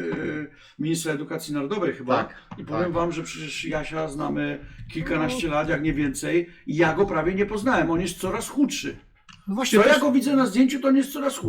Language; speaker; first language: Polish; native; Polish